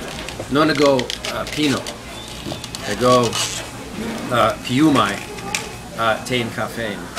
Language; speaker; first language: Greek; non-native, learner; English